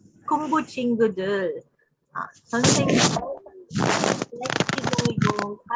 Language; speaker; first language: Korean; non-native, learner; English